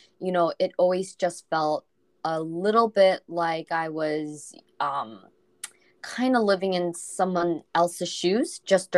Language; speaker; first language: English; non-native, fluent; Korean